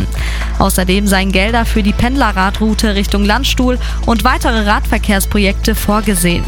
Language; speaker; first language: German; native; German